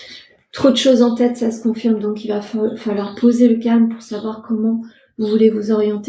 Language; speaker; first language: French; native; French